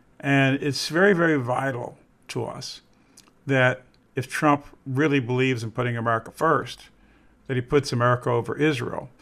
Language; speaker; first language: English; native; English